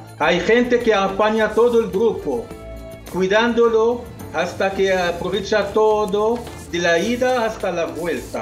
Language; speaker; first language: Spanish; non-native, local second language; Arabic